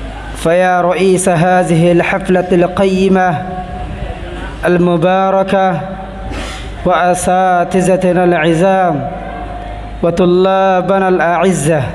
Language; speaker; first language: Arabic; non-native, learner; Rohingya